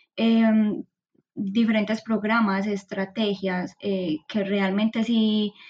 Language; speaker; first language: Spanish; native; Spanish